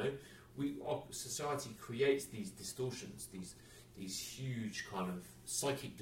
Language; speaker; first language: English; native; English